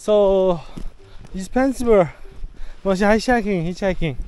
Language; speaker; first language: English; non-native, learner; Korean